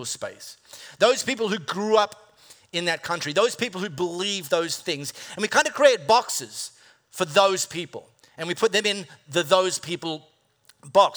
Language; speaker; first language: English; native; English